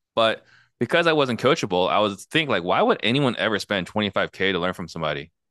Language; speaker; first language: English; native; English